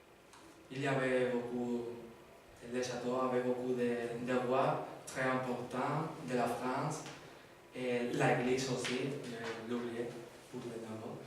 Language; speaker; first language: French; non-native, learner; Spanish